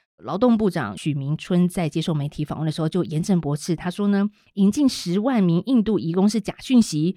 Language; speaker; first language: Chinese; native; Chinese